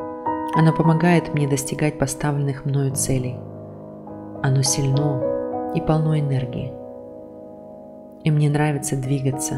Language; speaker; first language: Russian; native; Russian